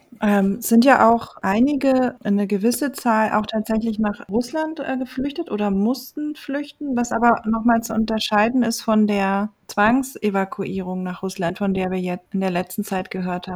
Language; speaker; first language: German; native; German